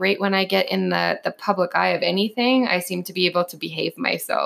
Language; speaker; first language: English; native; English